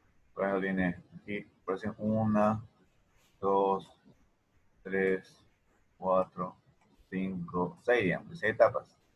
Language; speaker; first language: Spanish; native; Spanish